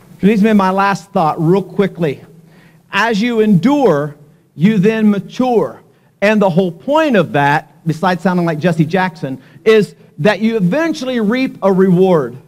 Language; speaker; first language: English; native; English